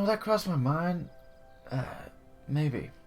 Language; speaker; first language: English; native; English